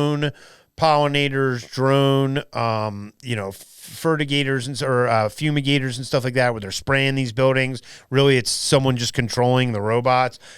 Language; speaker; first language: English; native; English